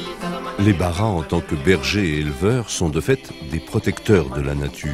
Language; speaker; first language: French; native; French